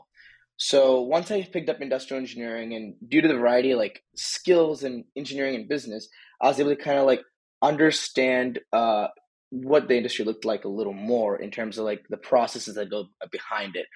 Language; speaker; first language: English; native; English